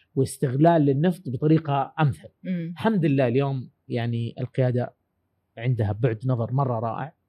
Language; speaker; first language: Arabic; native; Arabic